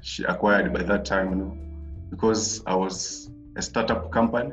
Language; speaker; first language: English; non-native, local second language; Swahili